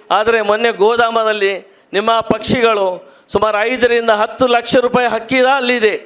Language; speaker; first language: Kannada; non-native, local second language; Tulu